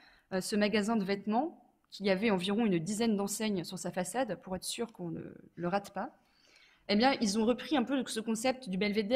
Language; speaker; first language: French; native; French